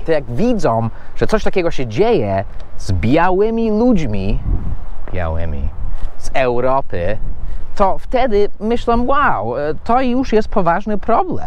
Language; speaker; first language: Polish; non-native, fluent; English